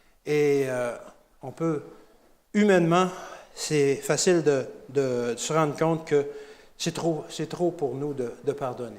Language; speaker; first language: French; native; French